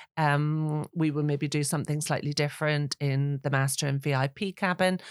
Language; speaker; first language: English; native; English